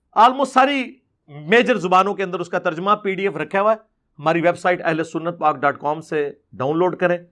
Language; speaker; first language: Urdu; non-native, local second language; Punjabi